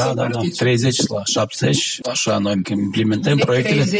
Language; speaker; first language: Romanian; non-native, local second language; Gagauz